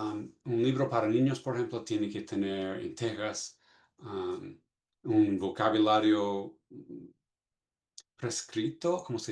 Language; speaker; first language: Spanish; non-native, fluent; English